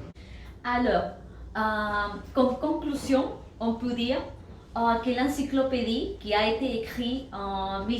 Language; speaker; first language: French; non-native, learner; Spanish